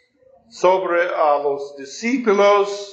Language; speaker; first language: Spanish; non-native, fluent; English